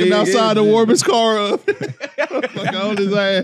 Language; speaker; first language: English; native; English